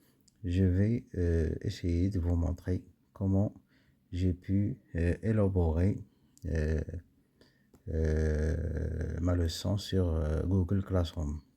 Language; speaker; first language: French; non-native, local second language; Arabic